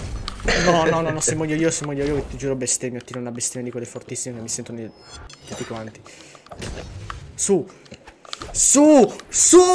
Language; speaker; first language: Italian; native; Italian